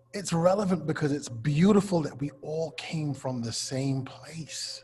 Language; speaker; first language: English; native; English